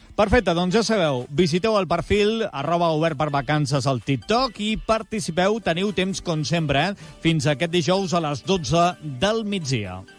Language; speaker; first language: Catalan; native; Catalan